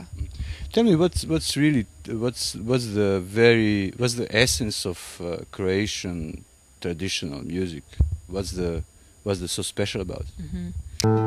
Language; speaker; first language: English; non-native, fluent; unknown